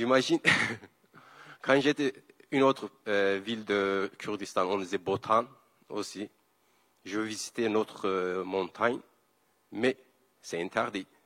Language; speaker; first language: French; non-native, learner; Kurdish